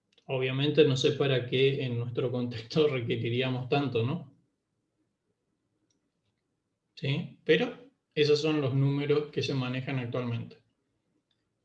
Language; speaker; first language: Spanish; native; Spanish